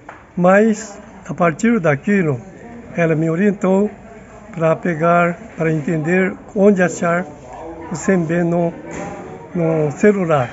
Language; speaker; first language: Portuguese; non-native, fluent; Japanese